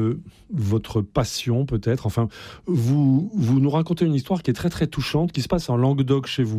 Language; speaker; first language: French; native; French